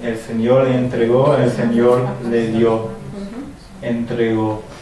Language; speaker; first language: Spanish; non-native, fluent; German